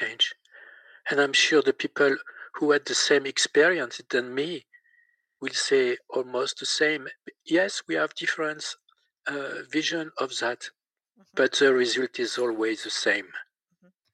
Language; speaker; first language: English; non-native, learner; French